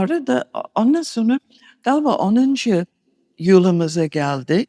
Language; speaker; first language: Turkish; non-native, fluent; English